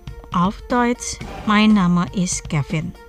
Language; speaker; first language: German; non-native, fluent; Indonesian